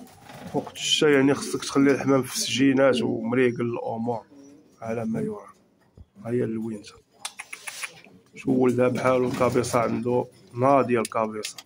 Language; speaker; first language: Arabic; native; Arabic